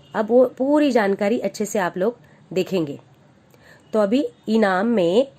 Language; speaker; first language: Hindi; non-native, local second language; Marathi